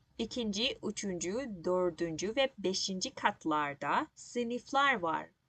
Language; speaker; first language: Turkish; non-native, learner; Persian